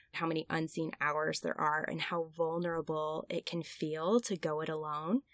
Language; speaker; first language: English; native; English